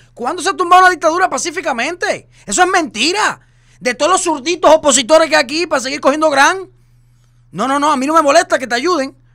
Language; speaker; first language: Spanish; native; Spanish